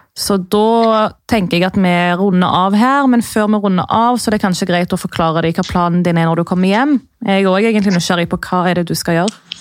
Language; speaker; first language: Norwegian; early bilingual, other home language; Arabic